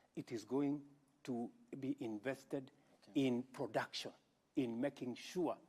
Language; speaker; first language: English; non-native, local second language; Kalenjin